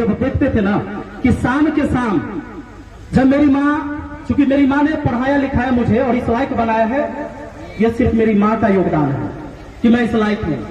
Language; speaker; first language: Hindi; native; Hindi